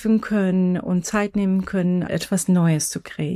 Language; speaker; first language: German; non-native, fluent; Persian